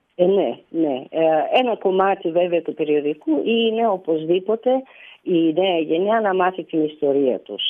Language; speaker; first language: Greek; early bilingual, heritage; Greek